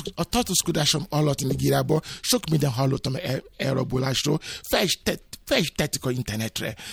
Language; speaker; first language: Hungarian; non-native, fluent; Yoruba